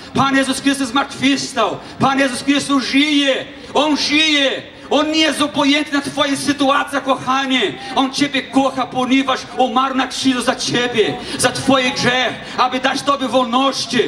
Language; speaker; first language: Polish; non-native, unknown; Portuguese